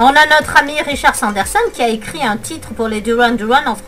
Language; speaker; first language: French; native; French